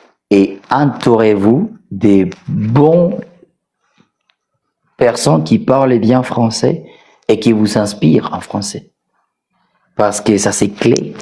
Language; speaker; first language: French; non-native, fluent; Spanish